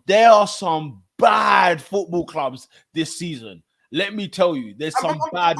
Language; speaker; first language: English; native; English